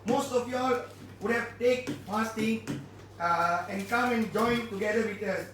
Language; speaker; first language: English; non-native, local second language; Tamil